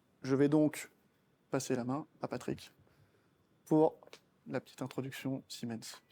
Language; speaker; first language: French; native; French